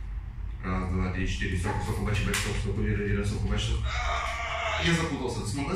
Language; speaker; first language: Russian; native; Russian